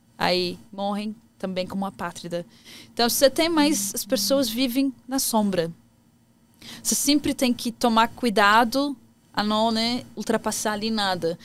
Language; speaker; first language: Portuguese; non-native, fluent; Arabic